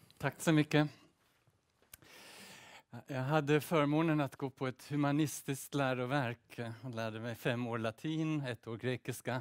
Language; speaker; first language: Swedish; early bilingual, heritage; Swedish